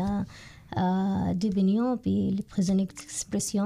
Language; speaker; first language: French; non-native, learner; Arabic